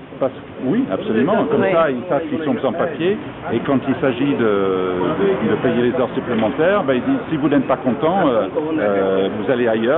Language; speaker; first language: French; non-native, fluent; English